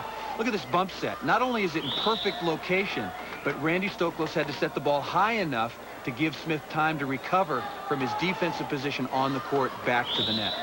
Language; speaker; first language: English; native; English